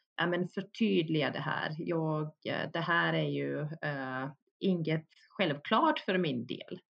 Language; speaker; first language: Swedish; early bilingual, other home language; Bosnian